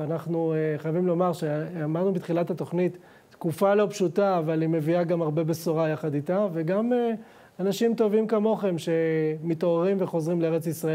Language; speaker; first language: Hebrew; native; Hebrew